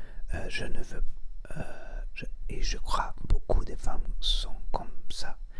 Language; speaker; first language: French; non-native, learner; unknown